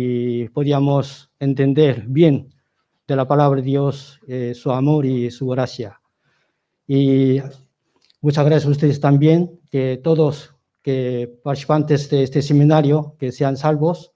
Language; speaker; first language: Spanish; non-native, learner; Korean